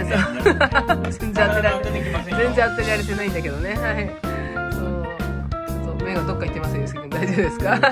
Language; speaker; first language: Japanese; native; Japanese